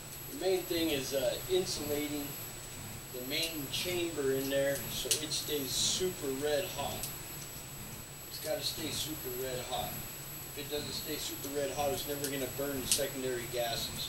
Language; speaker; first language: English; native; English